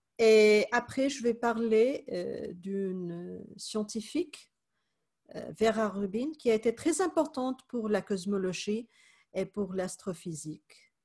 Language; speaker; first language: French; non-native, fluent; Spanish